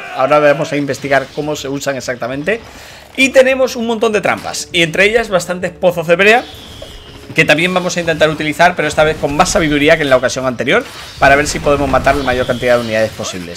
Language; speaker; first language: Spanish; native; Spanish